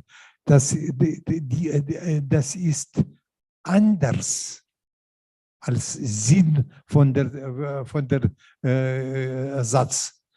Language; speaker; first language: German; non-native, learner; Lithuanian